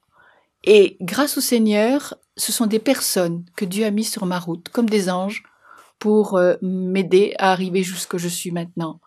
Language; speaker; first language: French; native; French